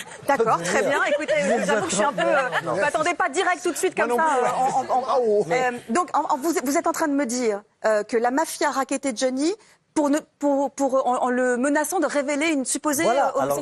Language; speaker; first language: French; native; French